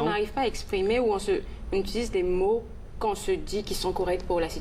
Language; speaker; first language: French; native; French